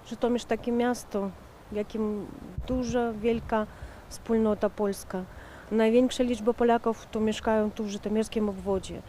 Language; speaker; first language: Polish; early bilingual, heritage; Ukrainian